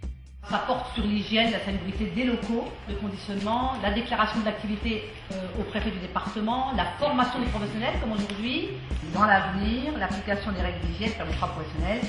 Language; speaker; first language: French; native; French